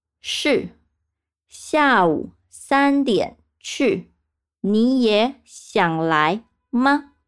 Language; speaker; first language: Chinese; non-native, fluent; Portuguese